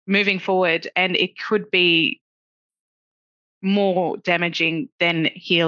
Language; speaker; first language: English; native; English